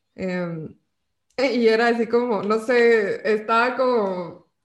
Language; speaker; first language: Spanish; native; Spanish